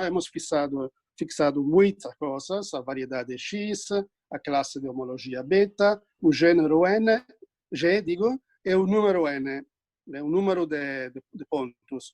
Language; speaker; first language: Portuguese; non-native, fluent; Italian